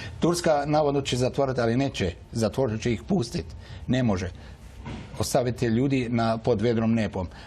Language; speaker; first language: Bosnian; non-native, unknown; Arabic